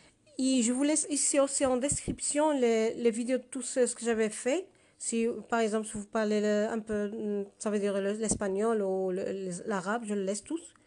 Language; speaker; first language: French; non-native, learner; Spanish